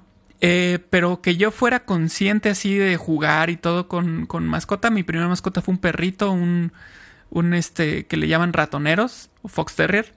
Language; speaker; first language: Spanish; native; Spanish